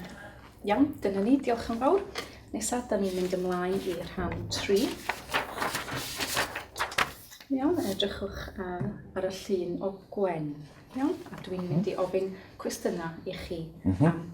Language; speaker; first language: Welsh; native; Welsh